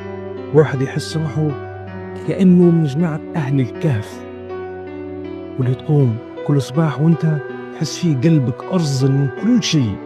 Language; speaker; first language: Arabic; native; Arabic